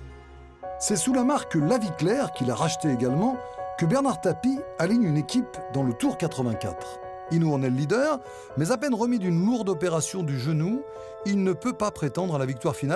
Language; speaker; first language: French; native; French